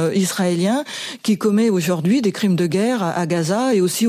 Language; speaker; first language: French; native; French